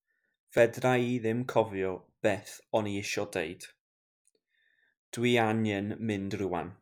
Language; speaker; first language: Welsh; non-native, learner; English